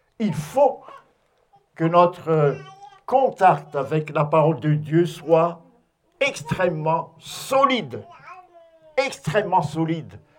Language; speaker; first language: French; native; French